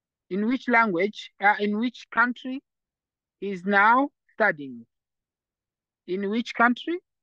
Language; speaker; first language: English; non-native, fluent; Rundi